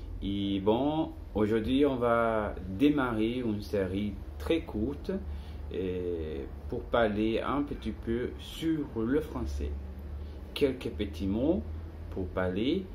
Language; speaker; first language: French; non-native, learner; Portuguese